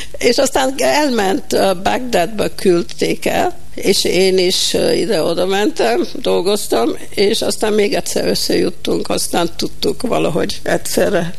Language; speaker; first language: Hungarian; early bilingual, heritage; Hungarian